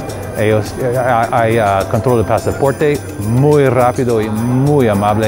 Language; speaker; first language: Spanish; non-native, learner; English